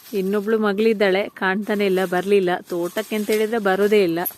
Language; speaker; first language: Kannada; non-native, local second language; Konkani